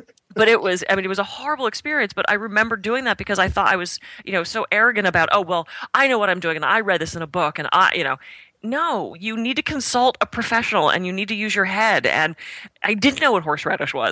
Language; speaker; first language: English; native; English